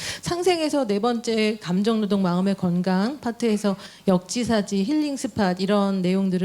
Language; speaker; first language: Korean; native; Korean